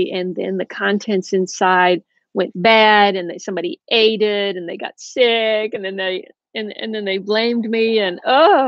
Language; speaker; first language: English; native; English